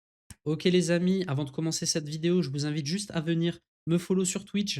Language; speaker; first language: French; native; French